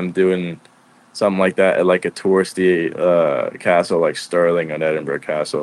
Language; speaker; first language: English; native; English